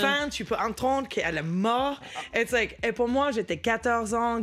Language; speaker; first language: French; non-native, learner; English